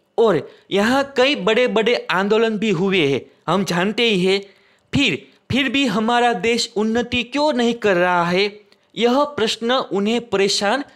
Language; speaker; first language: Hindi; non-native, local second language; Gujarati